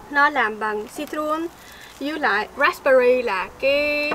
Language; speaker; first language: Vietnamese; early bilingual, heritage; Vietnamese